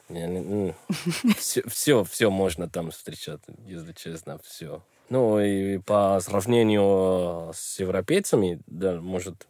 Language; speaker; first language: Russian; non-native, learner; Spanish